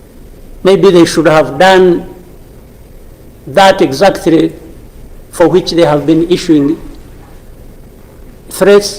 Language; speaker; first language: English; non-native, local second language; Kinyarwanda